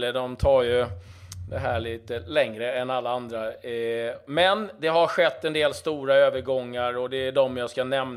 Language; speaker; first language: Swedish; native; Swedish